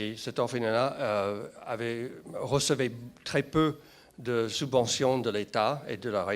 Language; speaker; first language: French; non-native, fluent; English